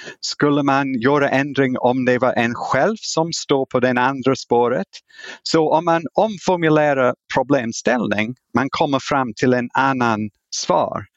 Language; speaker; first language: Swedish; non-native, fluent; English